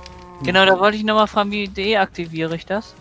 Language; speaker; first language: German; native; German